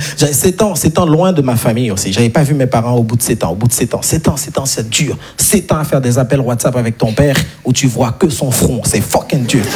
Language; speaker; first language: French; non-native, local second language; Haitian Creole